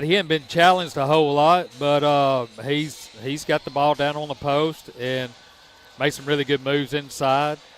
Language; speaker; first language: English; native; English